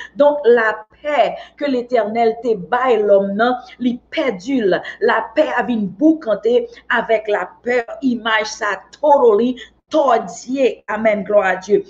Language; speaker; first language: French; non-native, local second language; Haitian Creole